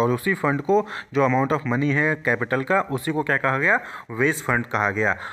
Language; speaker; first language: Hindi; native; Hindi